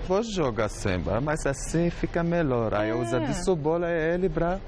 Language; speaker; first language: Portuguese; non-native, learner; Arabic